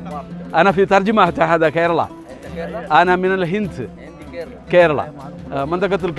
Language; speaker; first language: Arabic; non-native, learner; Malayalam